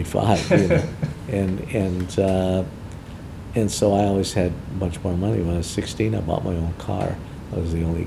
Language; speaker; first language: English; native; English